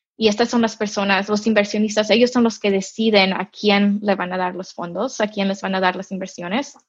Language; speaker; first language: Spanish; early bilingual, heritage; Spanish